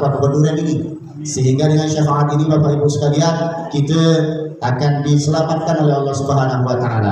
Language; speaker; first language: Malay; native; Malay